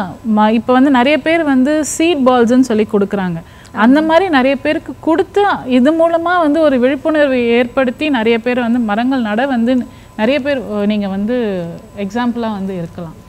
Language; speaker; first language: Tamil; native; Tamil